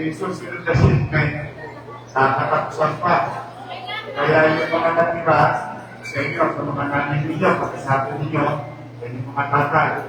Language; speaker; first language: Filipino; native; Filipino